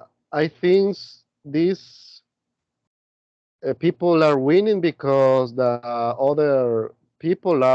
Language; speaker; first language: English; non-native, learner; Spanish